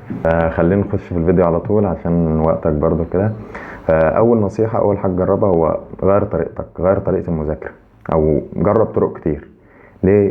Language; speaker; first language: Arabic; native; Arabic